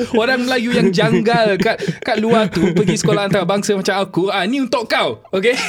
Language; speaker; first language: Malay; non-native, local second language; English